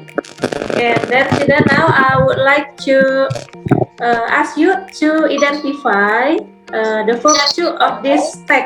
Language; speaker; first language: English; non-native, fluent; Indonesian